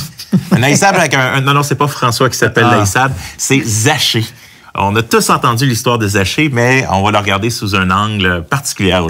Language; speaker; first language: French; native; French